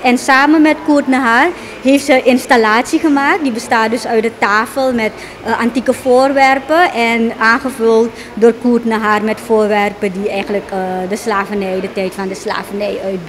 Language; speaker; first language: Dutch; native; Dutch